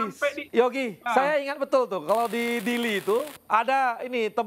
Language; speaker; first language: Indonesian; native; Indonesian